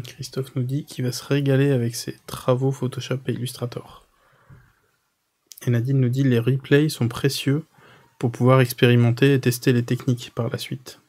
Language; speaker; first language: French; native; French